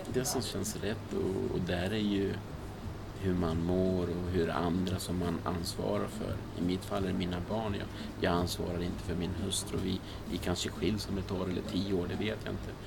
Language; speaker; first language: Swedish; early bilingual, other home language; Spanish